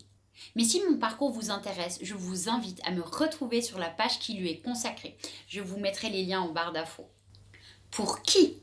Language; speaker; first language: French; native; French